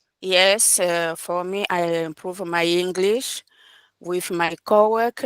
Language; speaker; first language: English; non-native, learner; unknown